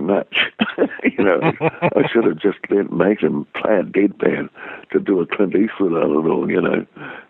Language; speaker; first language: English; native; English